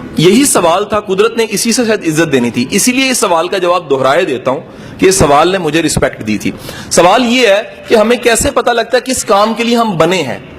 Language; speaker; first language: Urdu; non-native, local second language; Punjabi